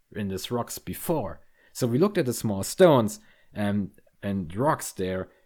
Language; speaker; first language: English; non-native, fluent; German